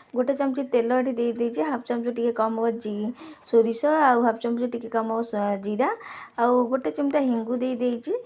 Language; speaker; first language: Odia; native; Odia